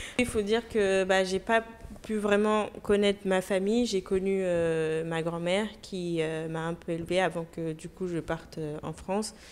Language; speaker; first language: French; early bilingual, other home language; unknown